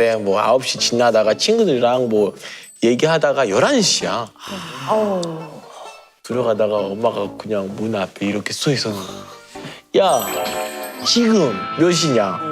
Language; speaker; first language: Korean; non-native, learner; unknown